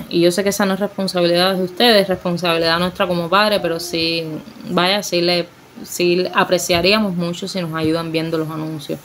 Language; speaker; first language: Spanish; native; Spanish